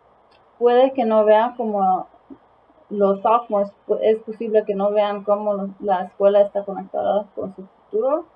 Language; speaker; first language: Spanish; early bilingual, heritage; Spanish